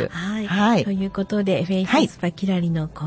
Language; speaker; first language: Japanese; native; Japanese